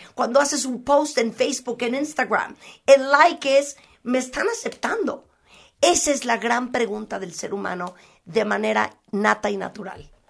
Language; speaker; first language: Spanish; native; Spanish